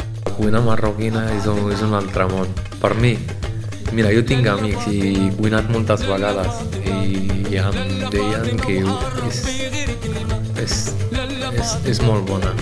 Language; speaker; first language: Catalan; non-native, learner; Arabic